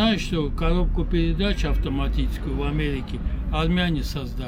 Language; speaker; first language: Russian; non-native, local second language; Armenian